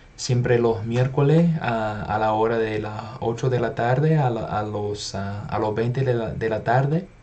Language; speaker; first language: Spanish; non-native, fluent; English